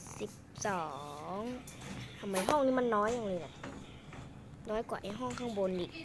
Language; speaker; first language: Thai; native; Thai